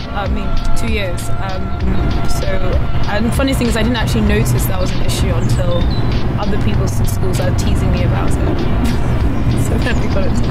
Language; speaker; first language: English; native; English